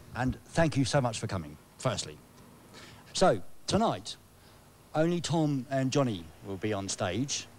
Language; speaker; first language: English; native; English